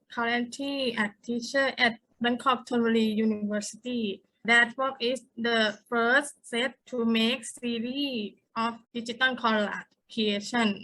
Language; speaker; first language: English; non-native, learner; Thai